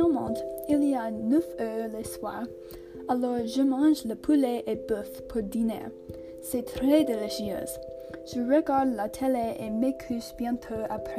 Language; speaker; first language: French; non-native, learner; English